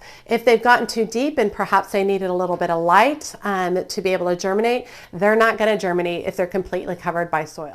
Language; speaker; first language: English; native; English